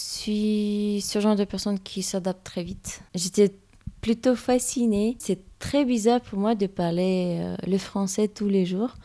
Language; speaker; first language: French; non-native, fluent; Romanian